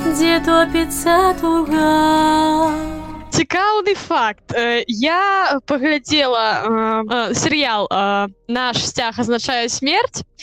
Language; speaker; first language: Belarusian; non-native, local second language; Russian